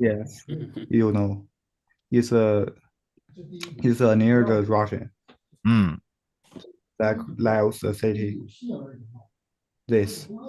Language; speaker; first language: English; non-native, learner; Chinese